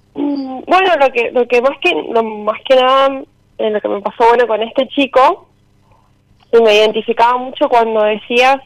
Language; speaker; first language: Spanish; native; Spanish